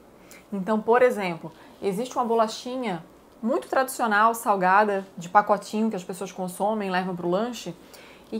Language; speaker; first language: Portuguese; native; Portuguese